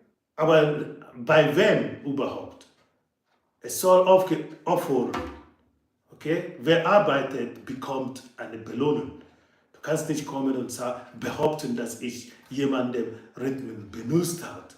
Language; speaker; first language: German; non-native, fluent; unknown